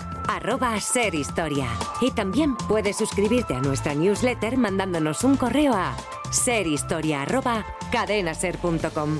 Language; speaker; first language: Spanish; native; Spanish